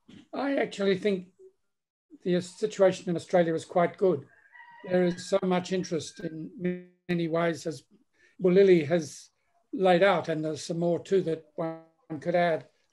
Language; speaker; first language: English; native; English